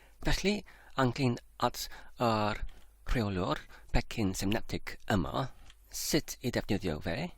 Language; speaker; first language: Welsh; non-native, learner; English